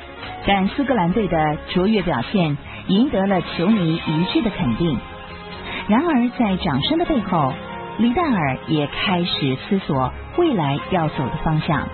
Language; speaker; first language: Chinese; native; Chinese